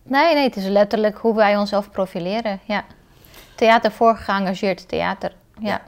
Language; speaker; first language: Dutch; early bilingual, other home language; Romanian